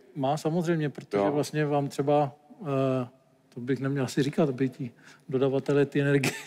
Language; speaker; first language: Czech; native; Czech